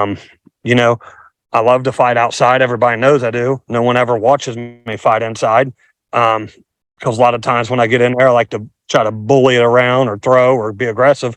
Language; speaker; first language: English; native; English